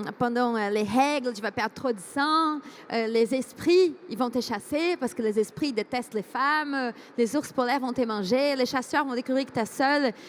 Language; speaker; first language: French; non-native, fluent; Portuguese